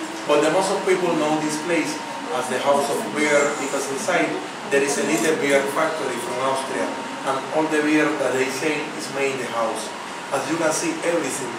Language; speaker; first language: English; non-native, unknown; Spanish